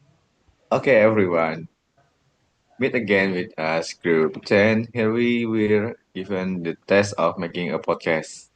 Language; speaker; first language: English; non-native, learner; Indonesian